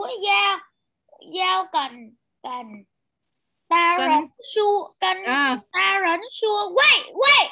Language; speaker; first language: Chinese; non-native, learner; Vietnamese